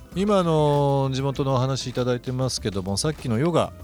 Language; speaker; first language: Japanese; native; Japanese